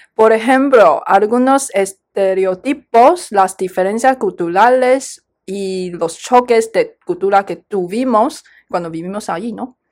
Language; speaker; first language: Spanish; non-native, fluent; Chinese